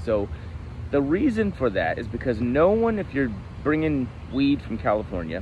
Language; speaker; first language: English; native; English